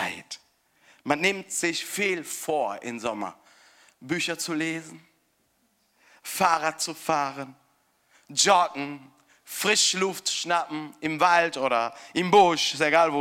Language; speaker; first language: German; non-native, fluent; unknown